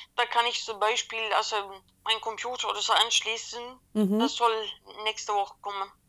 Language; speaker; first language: German; non-native, fluent; Swedish